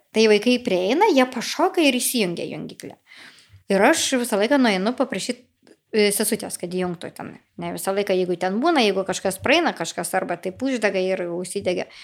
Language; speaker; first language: Lithuanian; native; Lithuanian